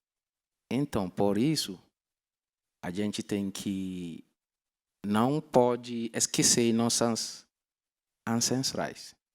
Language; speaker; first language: Portuguese; non-native, learner; Yoruba